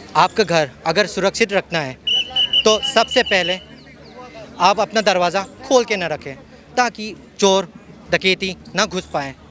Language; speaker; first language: Hindi; non-native, local second language; Manipuri